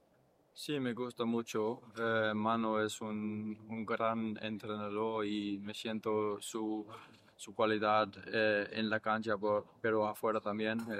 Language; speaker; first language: Spanish; non-native, fluent; English